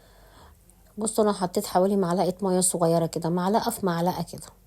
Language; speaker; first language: Arabic; native; Arabic